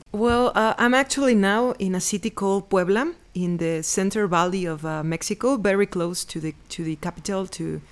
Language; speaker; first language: English; non-native, fluent; Spanish